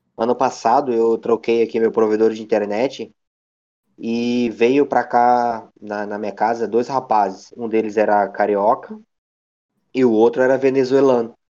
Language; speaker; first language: Portuguese; native; Portuguese